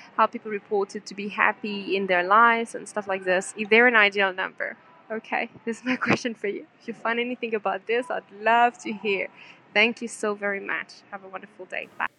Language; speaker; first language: English; non-native, fluent; French